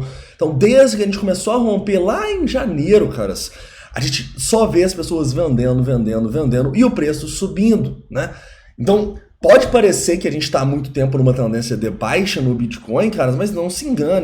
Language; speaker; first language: Portuguese; native; Portuguese